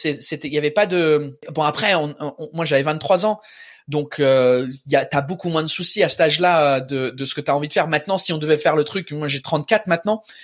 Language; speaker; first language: French; early bilingual, other home language; English